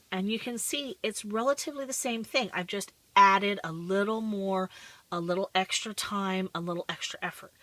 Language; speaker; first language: English; native; English